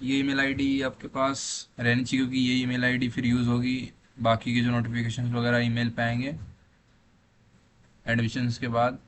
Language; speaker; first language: Hindi; native; Hindi